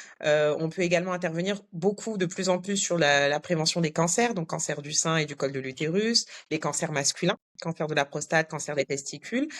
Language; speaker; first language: French; native; French